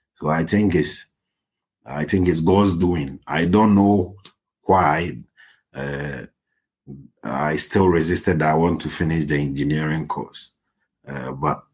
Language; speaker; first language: English; non-native, local second language; Akan